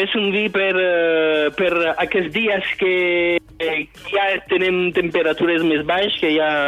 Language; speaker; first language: Catalan; non-native, fluent; French